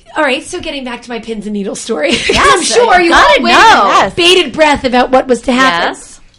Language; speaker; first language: English; native; English